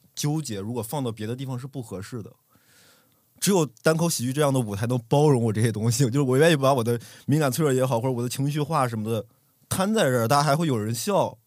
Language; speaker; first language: Chinese; native; Chinese